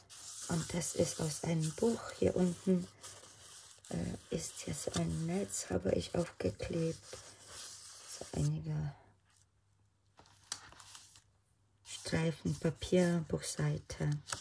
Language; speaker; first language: German; non-native, fluent; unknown